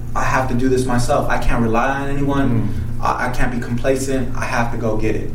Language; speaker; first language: English; early bilingual, other home language; Spanish